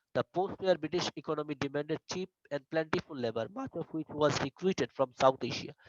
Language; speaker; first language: English; non-native, local second language; Bangla